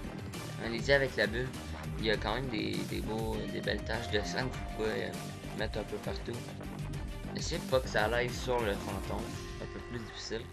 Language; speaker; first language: French; native; French